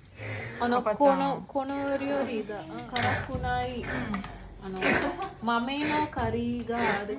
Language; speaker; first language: Japanese; non-native, learner; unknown